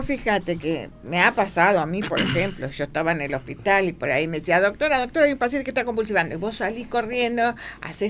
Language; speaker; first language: Spanish; native; Spanish